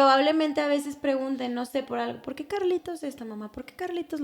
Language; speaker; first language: Spanish; native; Spanish